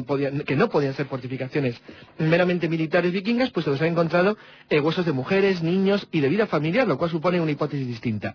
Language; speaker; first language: Spanish; native; Spanish